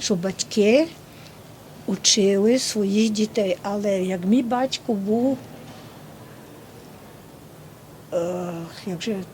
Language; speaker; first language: Ukrainian; early bilingual, heritage; Ukrainian